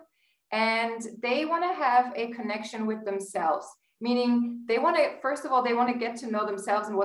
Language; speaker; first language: English; non-native, fluent; German